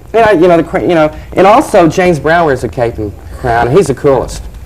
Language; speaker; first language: English; native; English